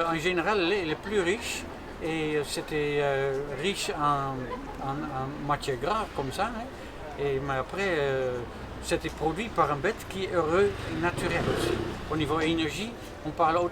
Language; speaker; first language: French; non-native, fluent; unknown